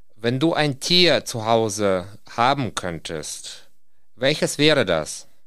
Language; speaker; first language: German; non-native, fluent; Russian